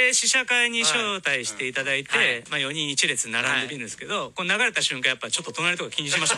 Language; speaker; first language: Japanese; native; Japanese